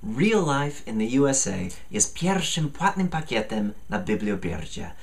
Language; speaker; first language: Polish; non-native, fluent; English